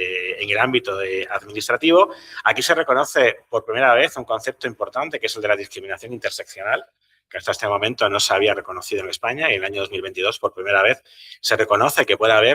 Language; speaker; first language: Spanish; native; Spanish